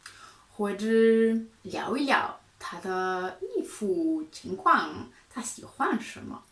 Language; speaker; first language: Chinese; non-native, fluent; French